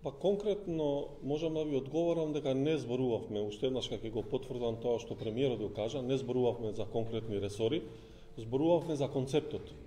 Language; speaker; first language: Macedonian; non-native, local second language; Albanian